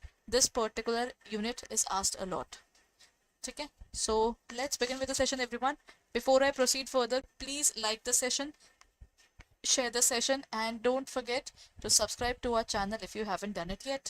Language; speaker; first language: English; non-native, local second language; Hindi